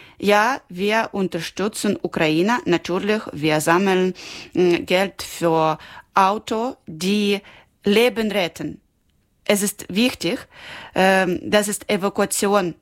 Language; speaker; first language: German; non-native, learner; Ukrainian